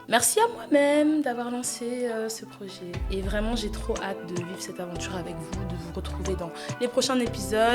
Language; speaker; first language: French; native; French